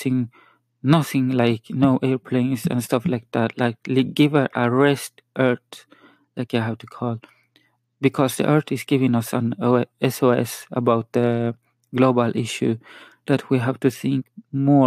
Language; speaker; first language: English; non-native, learner; Spanish